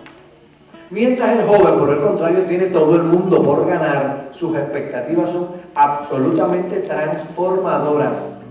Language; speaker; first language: Spanish; native; Spanish